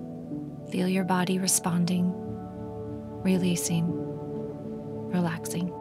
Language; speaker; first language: English; native; English